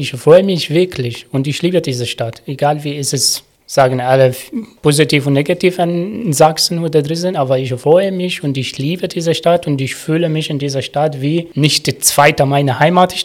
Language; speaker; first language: German; non-native, learner; Arabic